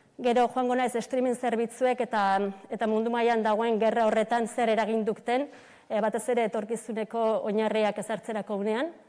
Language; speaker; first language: Basque; native; Basque